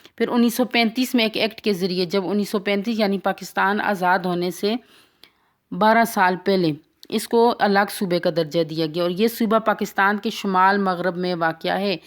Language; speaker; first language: Urdu; non-native, local second language; Pashto